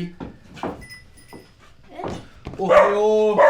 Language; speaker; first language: Japanese; non-native, learner; German